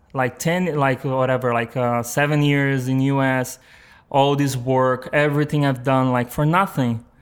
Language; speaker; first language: English; non-native, fluent; Portuguese